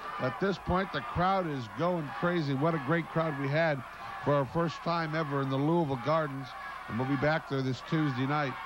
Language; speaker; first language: English; native; English